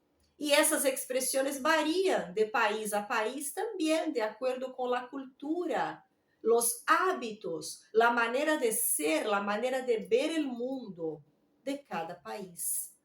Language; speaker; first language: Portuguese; non-native, learner; Spanish